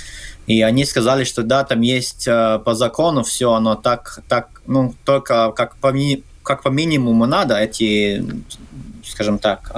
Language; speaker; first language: Russian; non-native, local second language; Latvian